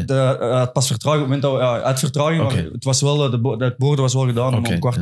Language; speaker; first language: Dutch; native; Dutch